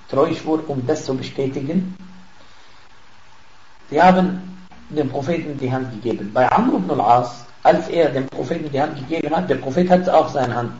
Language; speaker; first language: German; non-native, fluent; Arabic